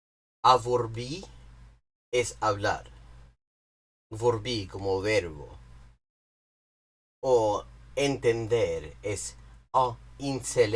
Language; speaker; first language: Spanish; non-native, fluent; English